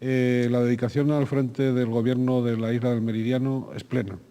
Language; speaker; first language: Spanish; native; Spanish